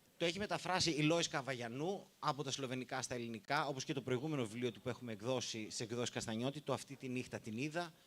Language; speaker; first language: Greek; native; Greek